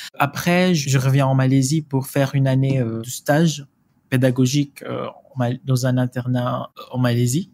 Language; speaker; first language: French; non-native, fluent; Malay